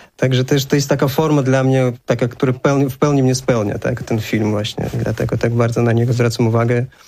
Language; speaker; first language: Polish; non-native, fluent; Azerbaijani